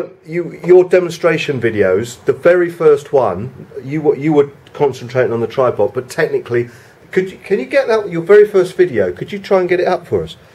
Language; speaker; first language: English; native; English